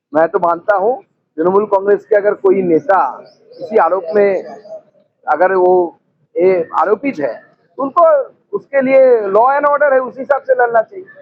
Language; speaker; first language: Hindi; non-native, local second language; Bangla